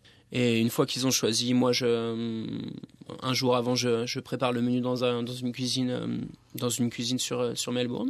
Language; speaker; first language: French; native; French